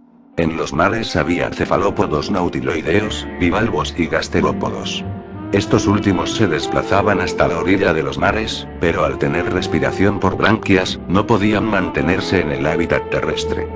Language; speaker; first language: Spanish; native; Spanish